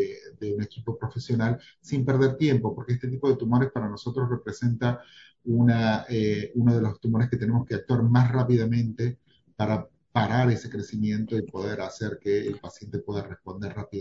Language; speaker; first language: Spanish; native; Spanish